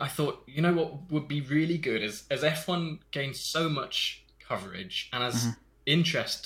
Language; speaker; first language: English; native; English